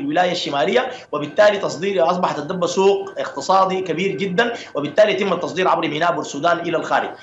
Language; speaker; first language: Arabic; native; Arabic